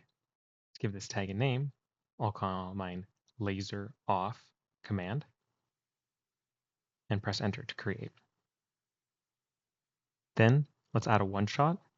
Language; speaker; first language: English; native; English